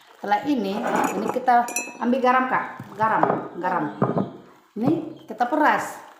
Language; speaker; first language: Indonesian; non-native, local second language; Batak Toba